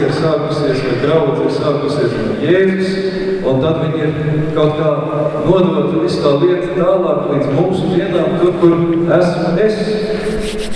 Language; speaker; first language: Latvian; native; Latvian